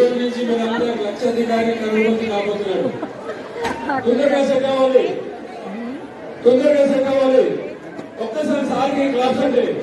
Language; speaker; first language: Telugu; native; Telugu